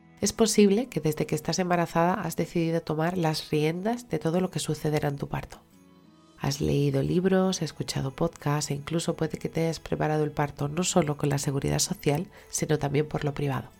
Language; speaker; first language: Spanish; native; Spanish